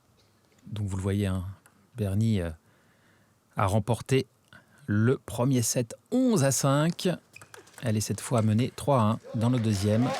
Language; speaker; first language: French; native; French